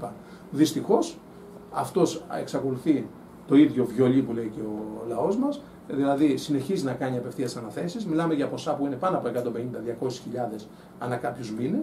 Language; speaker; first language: Greek; native; Greek